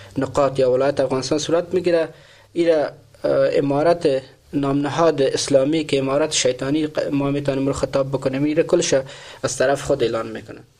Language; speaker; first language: Persian; native; Persian